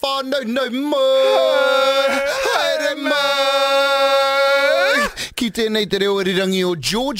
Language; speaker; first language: English; native; English